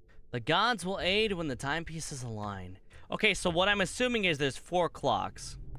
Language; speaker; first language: English; native; English